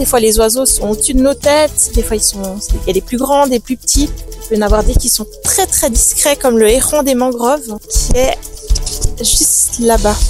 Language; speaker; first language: French; native; French